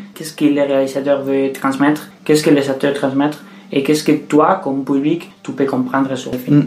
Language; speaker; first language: French; non-native, fluent; Spanish